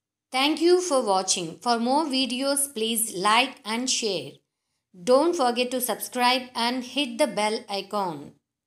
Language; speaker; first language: English; non-native, local second language; Telugu